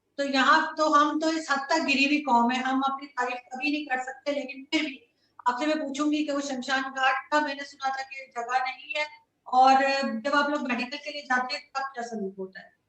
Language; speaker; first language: Urdu; native; Urdu